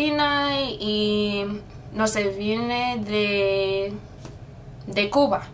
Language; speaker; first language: Spanish; non-native, fluent; English